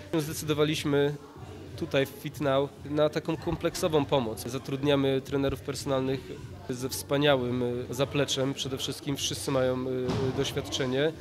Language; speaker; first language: Polish; early bilingual, heritage; Polish